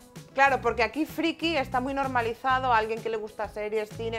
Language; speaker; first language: Spanish; native; Spanish